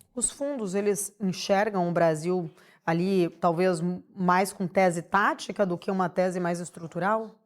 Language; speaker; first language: Portuguese; native; Portuguese